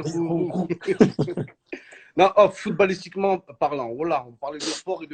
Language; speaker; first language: French; native; French